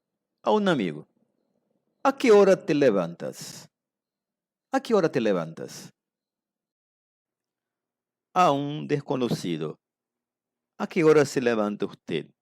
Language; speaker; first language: Spanish; non-native, fluent; Portuguese